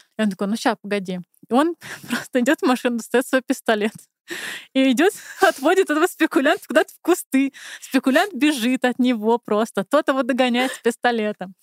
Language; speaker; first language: Russian; native; Russian